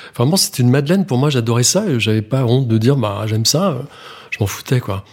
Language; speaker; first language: French; native; French